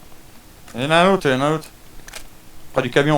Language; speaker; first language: French; native; French